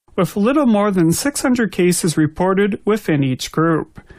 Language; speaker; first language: English; native; English